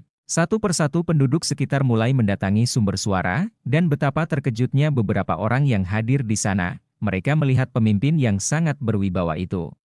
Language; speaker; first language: Indonesian; native; Indonesian